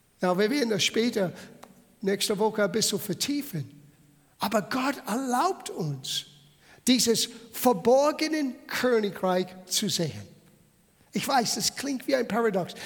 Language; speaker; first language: German; non-native, fluent; English